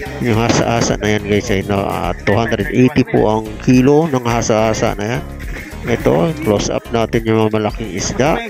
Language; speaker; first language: Filipino; non-native, local second language; Cebuano